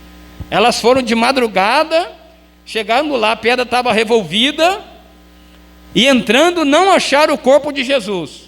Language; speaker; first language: Portuguese; native; Portuguese